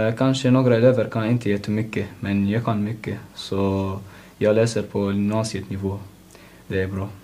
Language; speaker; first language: Swedish; non-native, learner; Arabic